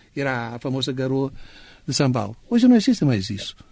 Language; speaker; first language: Portuguese; non-native, fluent; Italian